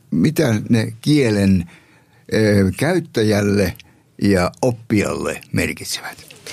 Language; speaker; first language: Finnish; native; Finnish